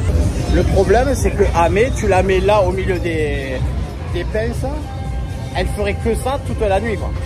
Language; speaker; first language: French; native; French